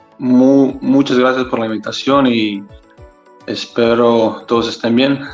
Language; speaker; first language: Spanish; early bilingual, heritage; Croatian